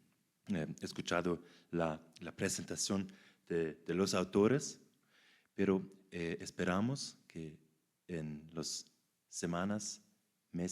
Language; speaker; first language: Spanish; non-native, fluent; German